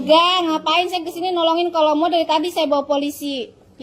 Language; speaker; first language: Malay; non-native, local second language; Sundanese